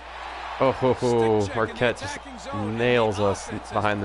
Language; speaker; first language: English; native; English